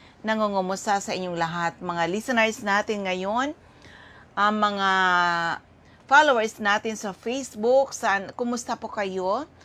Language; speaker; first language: Filipino; non-native, local second language; Bikol